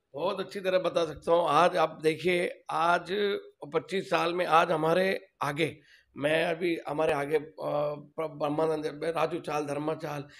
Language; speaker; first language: Hindi; non-native, local second language; Telugu